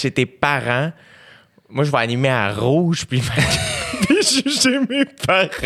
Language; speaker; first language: French; native; French